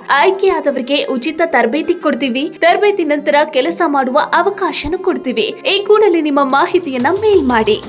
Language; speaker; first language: Kannada; non-native, learner; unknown